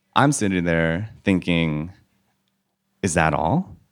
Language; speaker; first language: English; native; English